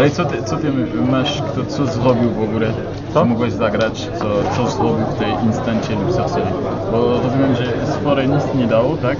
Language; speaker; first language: Polish; non-native, learner; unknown